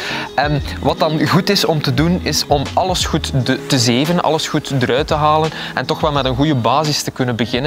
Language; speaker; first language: Dutch; native; Dutch